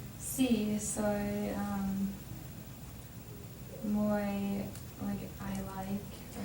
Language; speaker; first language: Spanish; non-native, learner; English